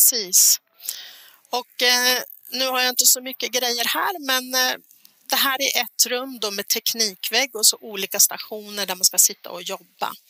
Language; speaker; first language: Swedish; native; Swedish